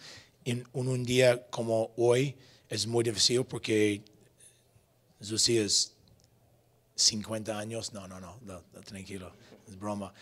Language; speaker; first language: Spanish; non-native, learner; English